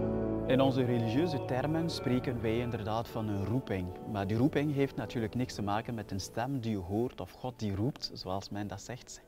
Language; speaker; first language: Dutch; non-native, fluent; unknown